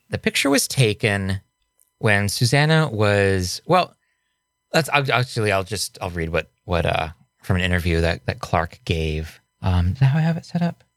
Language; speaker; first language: English; native; English